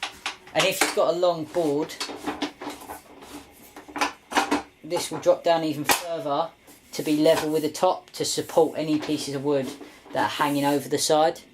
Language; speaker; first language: English; native; English